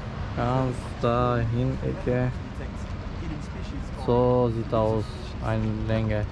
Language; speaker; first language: German; non-native, learner; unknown